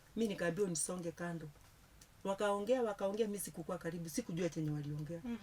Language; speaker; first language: Swahili; non-native, local second language; Kikuyu